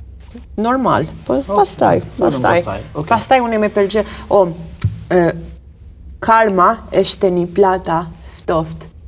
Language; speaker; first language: Albanian; early bilingual, heritage; Albanian